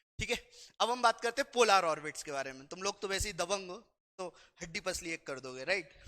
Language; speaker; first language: Hindi; native; Hindi